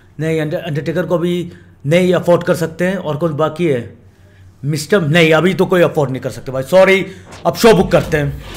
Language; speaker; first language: Hindi; native; Hindi